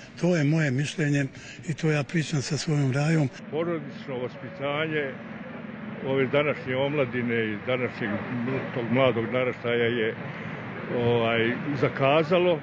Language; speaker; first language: Bosnian; native; Bosnian